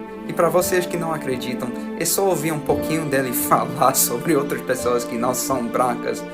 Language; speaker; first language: Portuguese; non-native, fluent; English